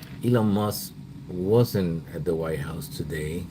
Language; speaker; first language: English; native; English